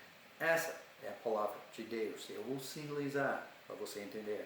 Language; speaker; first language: Portuguese; non-native, learner; English